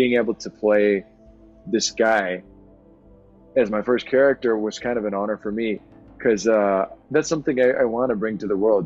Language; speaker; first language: English; native; English